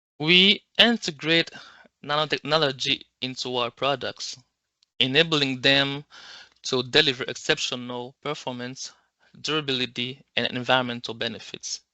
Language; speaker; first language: English; non-native, local second language; French